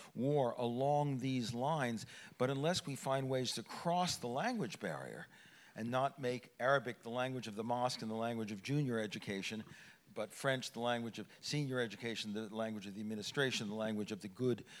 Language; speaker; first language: English; native; English